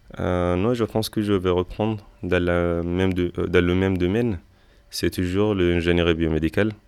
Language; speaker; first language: French; non-native, fluent; Arabic